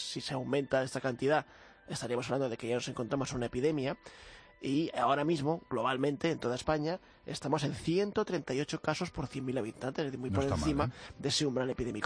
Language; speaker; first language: Spanish; native; Spanish